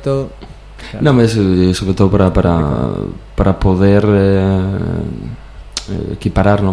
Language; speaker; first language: Spanish; native; Spanish